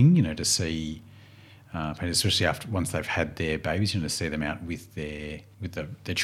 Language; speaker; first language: English; native; English